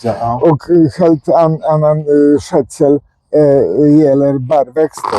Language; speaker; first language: Swedish; non-native, fluent; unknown